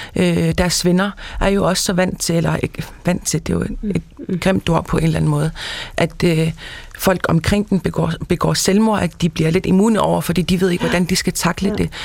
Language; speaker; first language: Danish; non-native, local second language; Kalaallisut